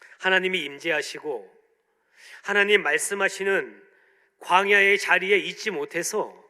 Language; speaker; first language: Korean; native; Korean